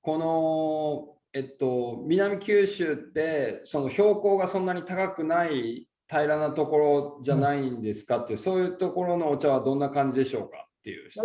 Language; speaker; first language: Japanese; native; Japanese